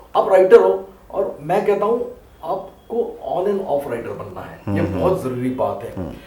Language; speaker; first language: Hindi; non-native, local second language; Gujarati